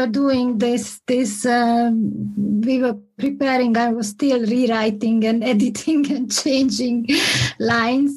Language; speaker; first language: English; non-native, fluent; Hungarian